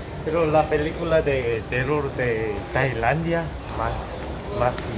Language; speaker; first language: Spanish; non-native, learner; Korean